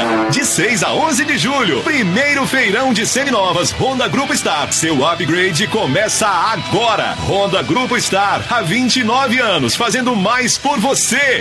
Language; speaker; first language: Portuguese; native; Portuguese